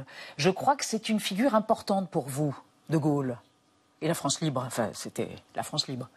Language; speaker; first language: French; native; French